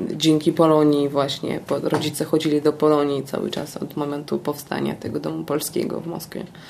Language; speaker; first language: Polish; non-native, fluent; Russian